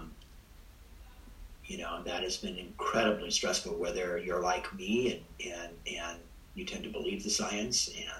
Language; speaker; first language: English; native; English